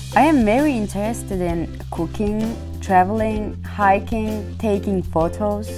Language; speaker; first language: English; non-native, fluent; Turkish